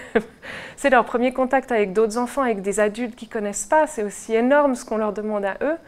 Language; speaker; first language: French; native; French